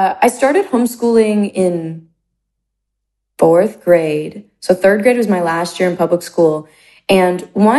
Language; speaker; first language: English; native; English